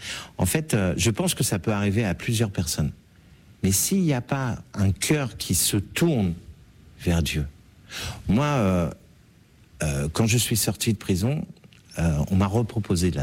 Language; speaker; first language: French; native; French